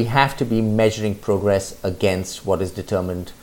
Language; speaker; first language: English; non-native, local second language; Hindi